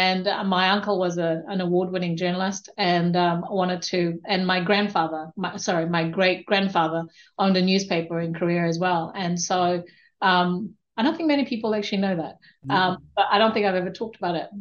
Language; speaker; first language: English; non-native, local second language; Korean